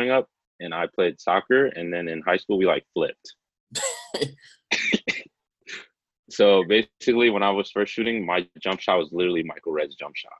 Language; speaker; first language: English; native; English